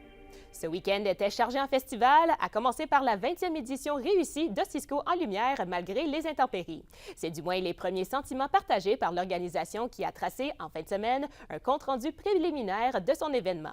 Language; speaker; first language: French; native; French